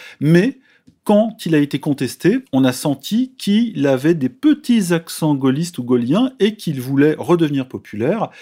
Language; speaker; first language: French; native; French